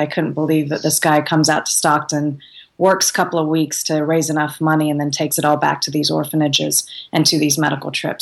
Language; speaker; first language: English; native; English